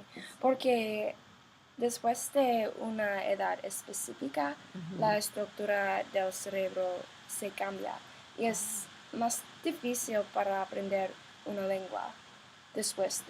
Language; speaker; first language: Spanish; non-native, learner; English